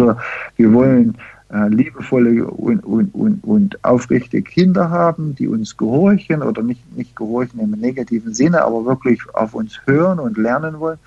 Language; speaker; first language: German; non-native, fluent; English